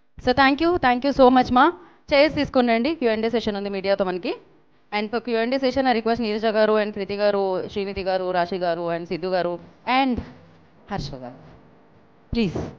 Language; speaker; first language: Telugu; native; Telugu